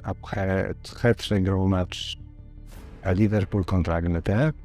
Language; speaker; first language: French; non-native, learner; Polish